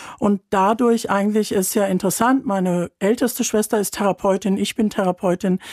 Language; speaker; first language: German; early bilingual, other home language; Turkish